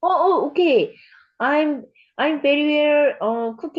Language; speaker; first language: English; non-native, learner; Korean